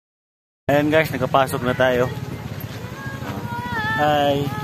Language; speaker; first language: Filipino; early bilingual, heritage; Filipino